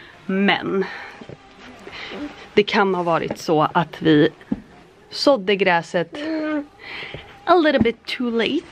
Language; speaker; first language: Swedish; native; Swedish